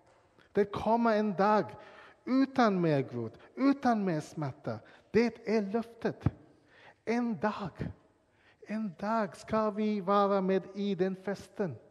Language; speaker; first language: Swedish; non-native, fluent; English